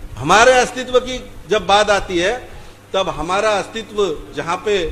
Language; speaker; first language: Hindi; non-native, local second language; Marathi